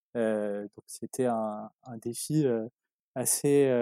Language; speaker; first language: French; native; French